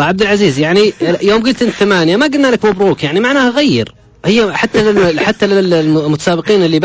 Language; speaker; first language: Arabic; native; Arabic